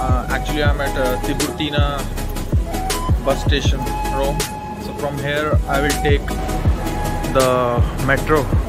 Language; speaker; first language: English; non-native, local second language; Hindi